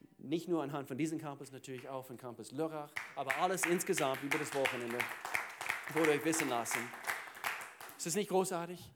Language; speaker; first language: German; non-native, fluent; English